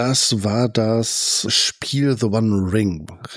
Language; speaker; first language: German; native; German